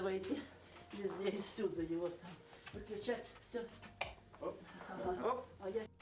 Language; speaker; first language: Russian; native; Russian